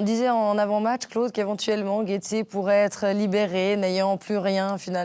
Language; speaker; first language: French; native; French